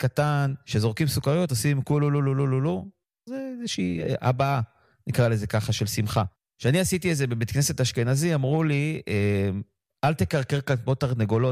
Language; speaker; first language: Hebrew; native; Hebrew